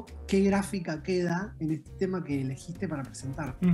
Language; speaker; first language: Spanish; native; Spanish